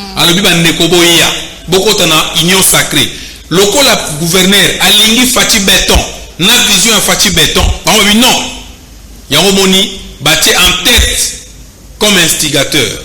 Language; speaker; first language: Lingala; native; Lingala